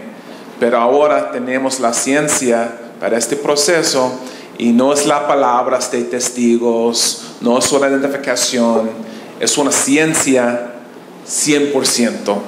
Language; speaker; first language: Spanish; non-native, learner; English